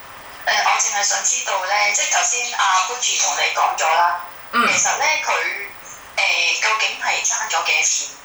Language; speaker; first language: Cantonese; native; Cantonese